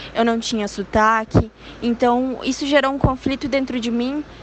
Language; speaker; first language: Portuguese; early bilingual, heritage; Spanish